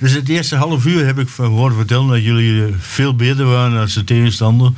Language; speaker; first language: Dutch; native; Dutch